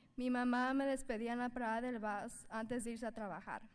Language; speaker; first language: Spanish; early bilingual, heritage; Spanish